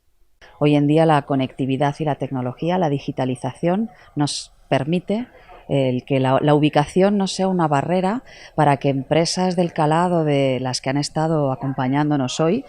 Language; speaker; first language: Spanish; native; Spanish